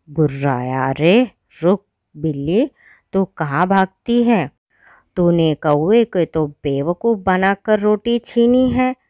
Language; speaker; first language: Hindi; non-native, local second language; Malayalam